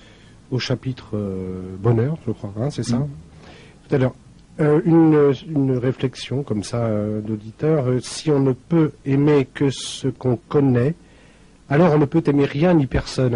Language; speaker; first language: French; native; French